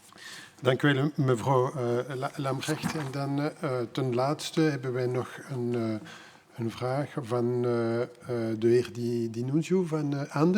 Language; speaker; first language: Dutch; non-native, local second language; French